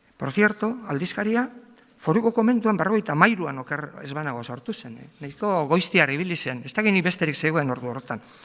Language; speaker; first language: Basque; native; Basque